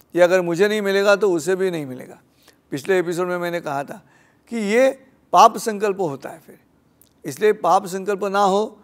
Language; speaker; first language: Hindi; non-native, local second language; Marathi